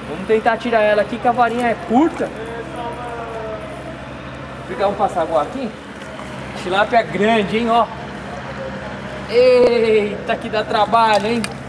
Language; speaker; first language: Portuguese; native; Portuguese